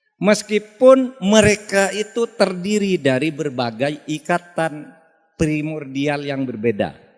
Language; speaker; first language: Indonesian; non-native, local second language; Madurese